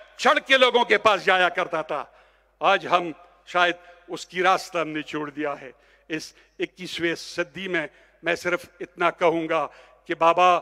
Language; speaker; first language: Urdu; non-native, local second language; Pashto